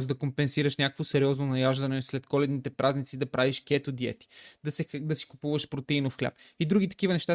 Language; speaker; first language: Bulgarian; native; Bulgarian